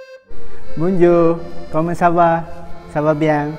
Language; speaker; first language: French; non-native, learner; Malay